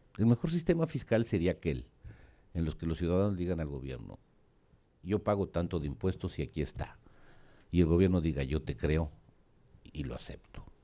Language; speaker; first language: Spanish; native; Spanish